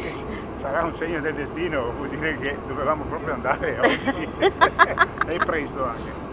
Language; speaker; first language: Italian; native; Italian